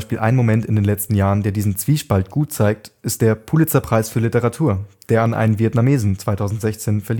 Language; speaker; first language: German; native; German